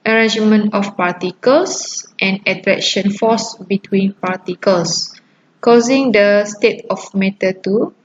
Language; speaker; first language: English; non-native, local second language; Malay